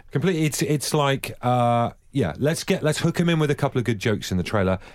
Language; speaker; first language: English; native; English